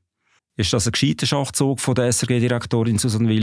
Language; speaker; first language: German; native; German